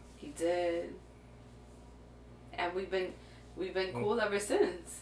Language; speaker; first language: English; early bilingual, other home language; Spanish